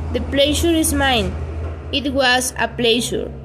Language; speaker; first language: English; non-native, learner; Spanish